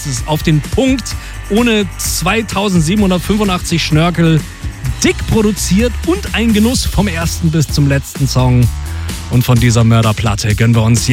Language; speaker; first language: German; native; German